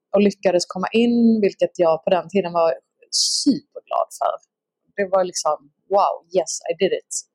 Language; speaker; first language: Swedish; native; Swedish